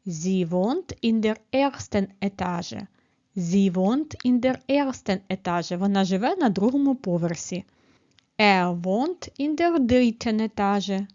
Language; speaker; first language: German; non-native, fluent; Ukrainian